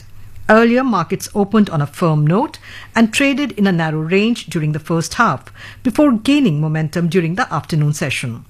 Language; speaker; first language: English; non-native, local second language; Hindi